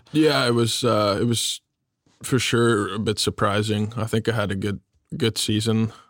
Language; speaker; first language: English; non-native, fluent; German